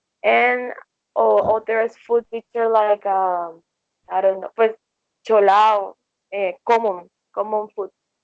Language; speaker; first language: English; non-native, learner; Spanish